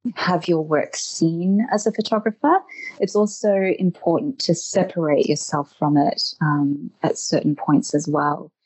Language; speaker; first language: English; native; English